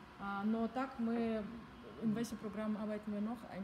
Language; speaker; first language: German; early bilingual, other home language; Russian